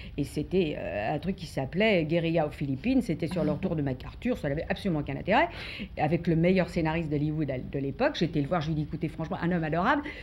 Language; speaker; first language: French; native; French